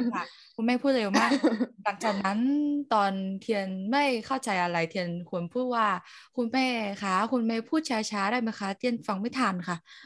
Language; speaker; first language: Thai; non-native, learner; Vietnamese